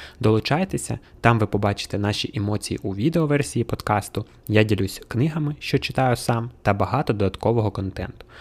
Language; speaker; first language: Ukrainian; non-native, local second language; Russian